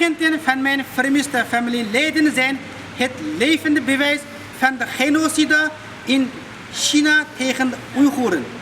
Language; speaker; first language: Dutch; non-native, fluent; Uyghur